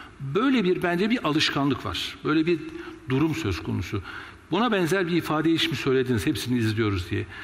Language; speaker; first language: Turkish; native; Turkish